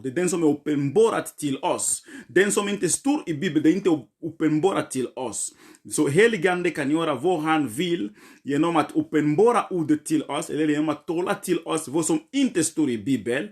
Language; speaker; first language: Swedish; non-native, fluent; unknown